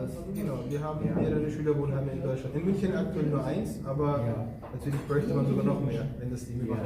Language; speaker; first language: German; early bilingual, other home language; Turkish